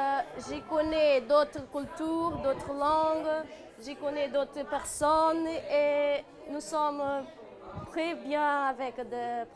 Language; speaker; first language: French; non-native, learner; Portuguese